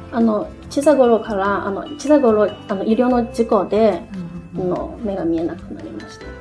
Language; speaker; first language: Japanese; non-native, fluent; Chinese